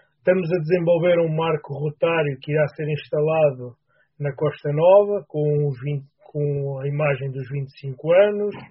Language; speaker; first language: Portuguese; native; Portuguese